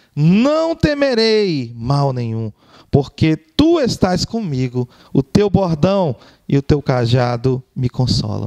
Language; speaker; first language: Portuguese; native; Portuguese